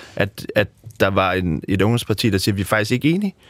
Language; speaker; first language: Danish; native; Danish